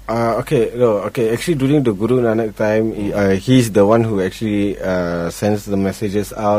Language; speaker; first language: English; native; English